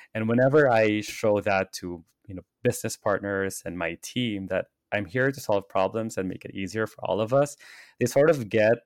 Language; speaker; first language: English; non-native, local second language; Filipino